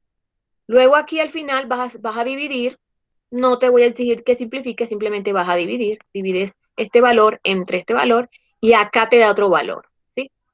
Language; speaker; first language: Spanish; native; Spanish